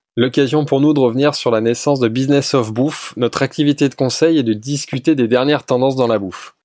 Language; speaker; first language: French; native; French